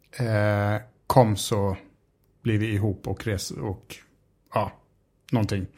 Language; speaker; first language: Swedish; early bilingual, other home language; Arabic